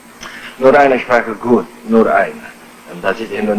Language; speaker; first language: German; non-native, fluent; Indonesian